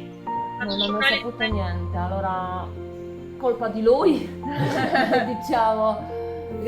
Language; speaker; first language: Italian; non-native, learner; Polish